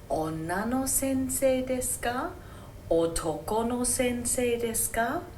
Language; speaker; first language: Japanese; non-native, fluent; English